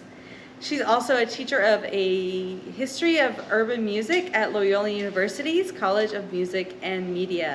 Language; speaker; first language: English; native; English